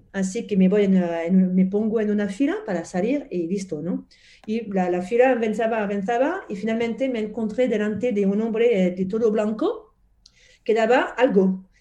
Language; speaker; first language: Spanish; non-native, fluent; French